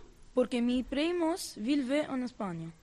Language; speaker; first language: Spanish; non-native, learner; Arabic